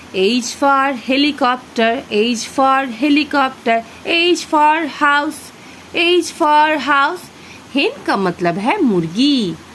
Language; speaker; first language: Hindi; non-native, local second language; Bangla